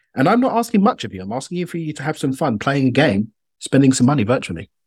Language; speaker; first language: English; native; English